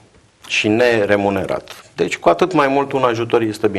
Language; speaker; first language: Romanian; native; Romanian